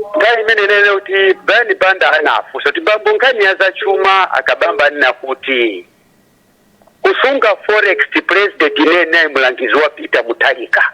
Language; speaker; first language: Nyanja; native; Nyanja